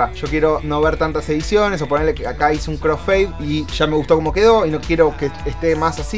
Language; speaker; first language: Spanish; native; Spanish